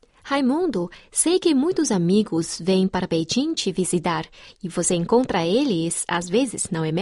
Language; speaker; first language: Portuguese; non-native, fluent; Chinese